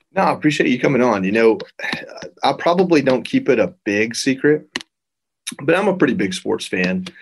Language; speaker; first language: English; native; English